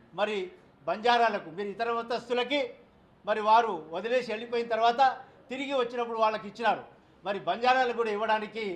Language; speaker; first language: Telugu; non-native, local second language; Lambadi